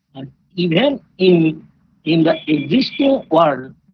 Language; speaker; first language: English; non-native, local second language; Bangla